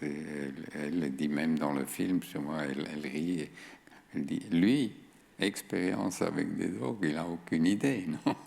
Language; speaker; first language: French; non-native, fluent; German